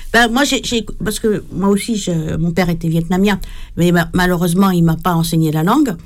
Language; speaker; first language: French; native; French